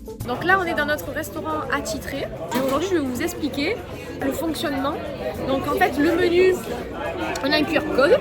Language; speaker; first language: French; native; French